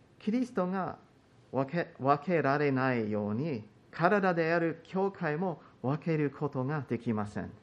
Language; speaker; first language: Japanese; non-native, fluent; English